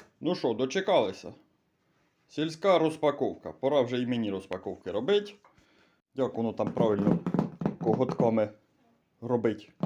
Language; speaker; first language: Ukrainian; native; Ukrainian